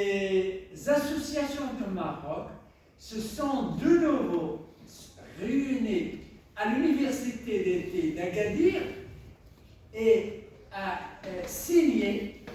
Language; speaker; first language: French; non-native, local second language; Tachelhit